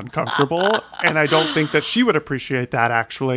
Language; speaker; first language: English; native; English